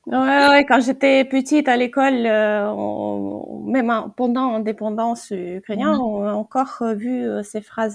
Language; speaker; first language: French; non-native, fluent; Ukrainian